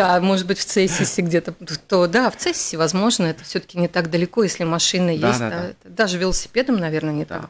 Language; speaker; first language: Russian; native; Russian